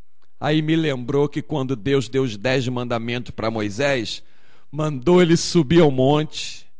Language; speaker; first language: Portuguese; native; Portuguese